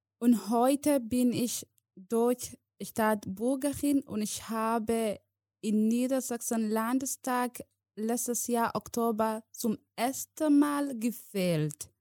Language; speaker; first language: German; non-native, learner; Somali